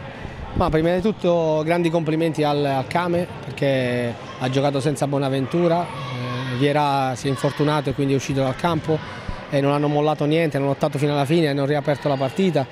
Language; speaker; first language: Italian; native; Italian